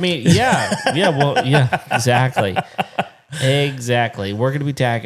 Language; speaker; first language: English; native; English